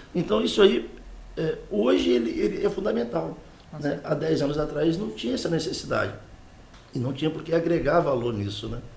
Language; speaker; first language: Portuguese; native; Portuguese